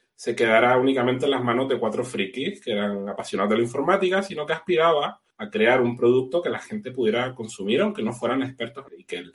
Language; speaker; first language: Spanish; native; Spanish